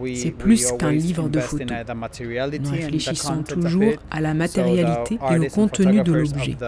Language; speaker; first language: French; non-native, fluent; Spanish